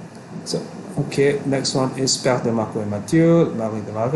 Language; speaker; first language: French; non-native, fluent; Malay